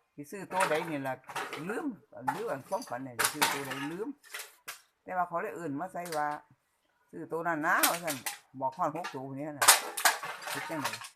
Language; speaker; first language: Thai; native; Thai